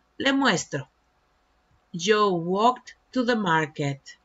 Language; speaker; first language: English; non-native, fluent; Spanish